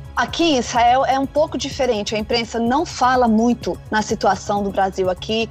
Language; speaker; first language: Portuguese; non-native, fluent; Danish